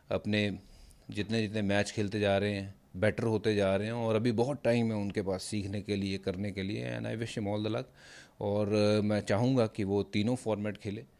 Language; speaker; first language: Hindi; non-native, local second language; Punjabi